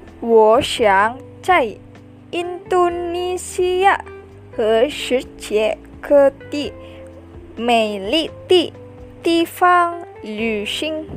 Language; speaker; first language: Chinese; non-native, learner; Indonesian